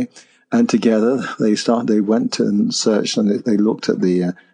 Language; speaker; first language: English; native; English